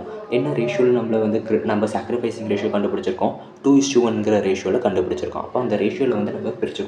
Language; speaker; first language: Tamil; native; Tamil